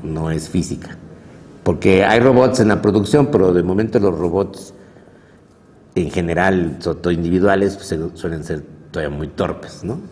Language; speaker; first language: Spanish; native; Spanish